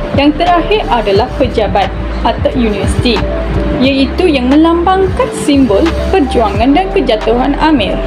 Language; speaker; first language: Malay; non-native, local second language; Tamil